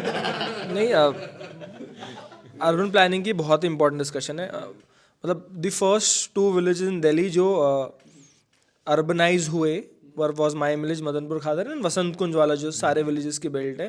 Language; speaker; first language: Hindi; native; Hindi